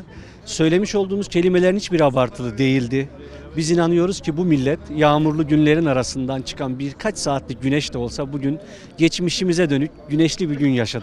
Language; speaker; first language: Turkish; native; Turkish